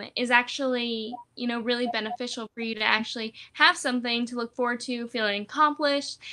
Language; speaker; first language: English; early bilingual, other home language; Spanish